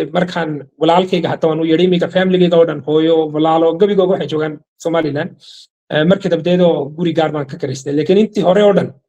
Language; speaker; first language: Somali; non-native, fluent; Urdu